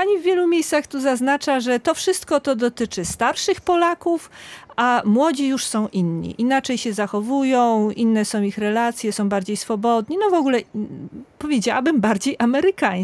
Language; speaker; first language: Polish; native; Polish